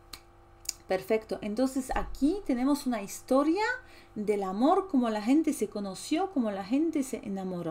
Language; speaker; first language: Spanish; non-native, fluent; Polish